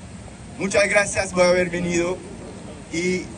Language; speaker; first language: Spanish; non-native, fluent; Haitian Creole